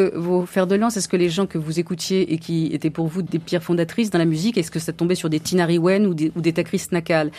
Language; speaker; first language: French; native; French